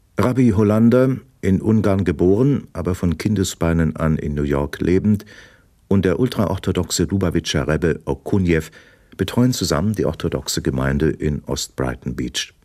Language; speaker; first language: German; native; German